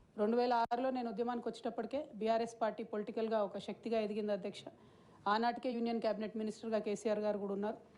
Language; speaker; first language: Telugu; native; Telugu